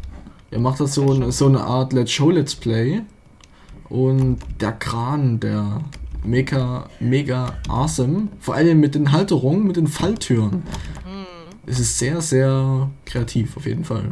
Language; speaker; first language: German; native; German